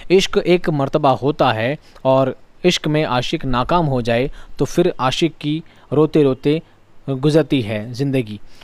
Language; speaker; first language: Hindi; native; Hindi